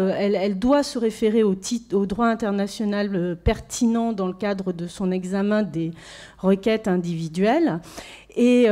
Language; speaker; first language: French; native; French